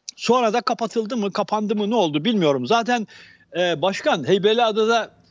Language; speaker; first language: Turkish; native; Turkish